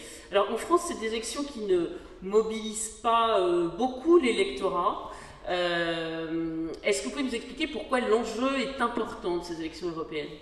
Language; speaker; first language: French; native; French